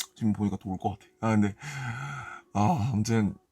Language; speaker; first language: Korean; native; Korean